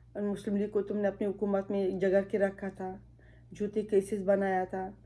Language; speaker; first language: Urdu; non-native, fluent; Pashto